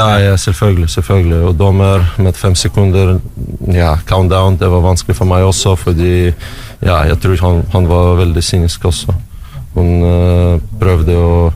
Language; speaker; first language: Norwegian; non-native, learner; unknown